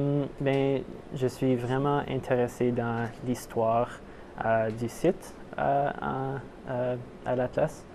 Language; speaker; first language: French; non-native, local second language; English